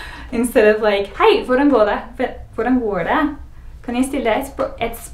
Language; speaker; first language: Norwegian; non-native, fluent; English